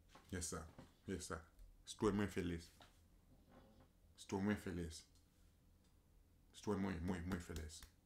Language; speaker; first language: Spanish; non-native, learner; English